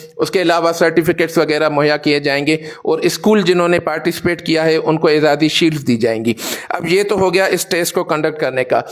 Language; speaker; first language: Urdu; non-native, local second language; Sindhi